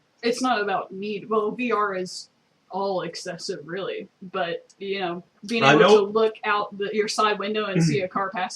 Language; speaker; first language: English; native; English